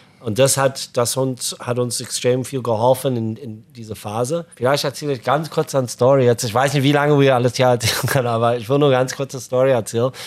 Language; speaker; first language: German; non-native, fluent; English